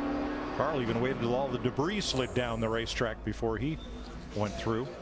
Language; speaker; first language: English; native; English